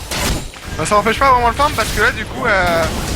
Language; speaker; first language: French; native; French